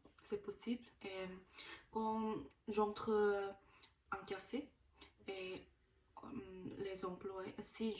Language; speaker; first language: French; non-native, learner; Korean